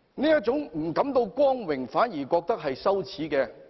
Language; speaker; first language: Cantonese; native; Cantonese